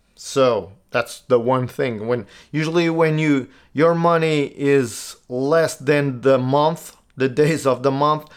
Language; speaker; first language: English; non-native, fluent; Portuguese